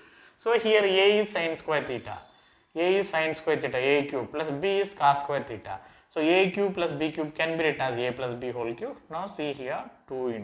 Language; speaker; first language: English; non-native, local second language; Telugu